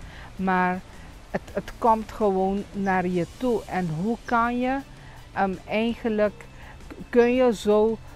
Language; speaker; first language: Dutch; non-native, local second language; Papiamento